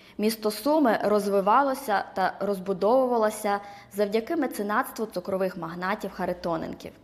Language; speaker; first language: Ukrainian; native; Ukrainian